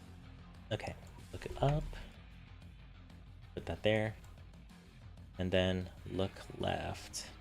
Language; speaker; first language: English; native; English